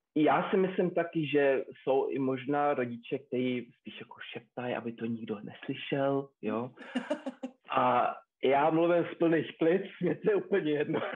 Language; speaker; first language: Czech; early bilingual, heritage; Czech